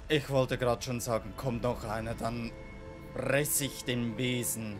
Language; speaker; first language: German; native; German